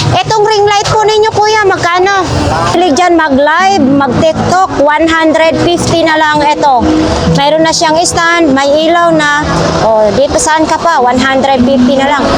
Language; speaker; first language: Filipino; non-native, local second language; Cebuano